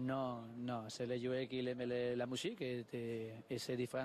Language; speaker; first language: French; non-native, learner; Spanish